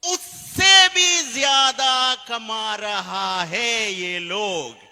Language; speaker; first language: Hindi; non-native, fluent; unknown